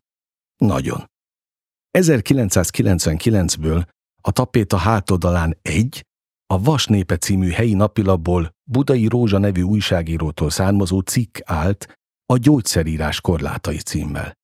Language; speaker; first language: Hungarian; native; Hungarian